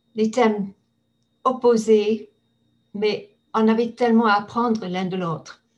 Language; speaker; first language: French; non-native, fluent; English